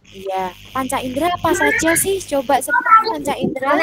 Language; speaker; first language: Indonesian; native; Indonesian